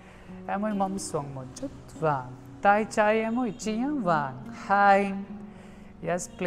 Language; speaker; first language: Vietnamese; non-native, learner; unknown